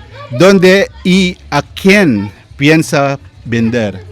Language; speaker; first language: Spanish; non-native, learner; Filipino